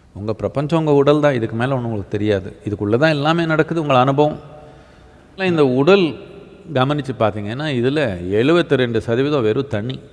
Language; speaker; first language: Tamil; native; Tamil